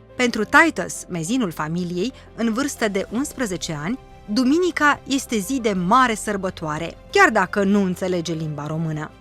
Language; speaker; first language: Romanian; native; Romanian